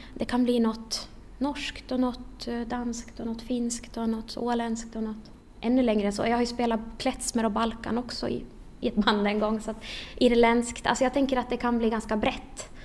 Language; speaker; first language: Swedish; native; Swedish